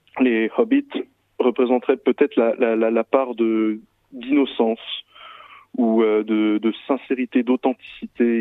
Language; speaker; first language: French; native; French